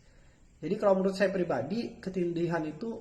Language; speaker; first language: Indonesian; native; Indonesian